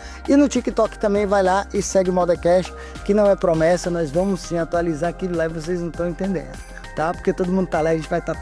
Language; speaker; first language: Portuguese; native; Portuguese